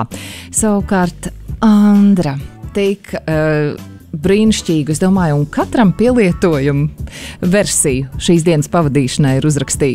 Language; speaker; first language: Latvian; native; Latvian